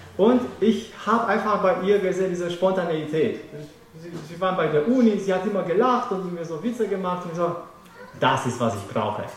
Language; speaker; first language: German; non-native, fluent; Romanian